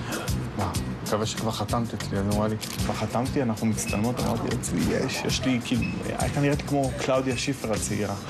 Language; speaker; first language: Hebrew; native; Hebrew